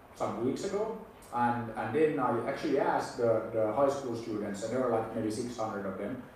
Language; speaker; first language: English; non-native, fluent; Finnish